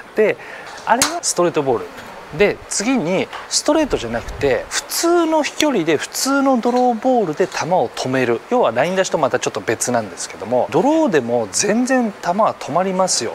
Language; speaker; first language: Japanese; native; Japanese